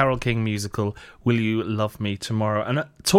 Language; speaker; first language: English; native; English